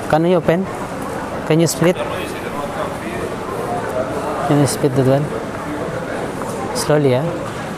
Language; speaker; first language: English; non-native, learner; Filipino